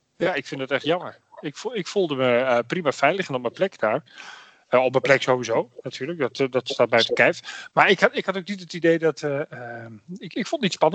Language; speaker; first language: Dutch; native; Dutch